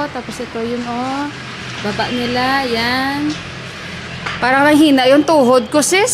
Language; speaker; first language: Filipino; native; Filipino